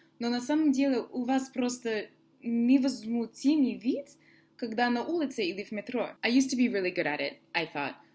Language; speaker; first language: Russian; non-native, learner; English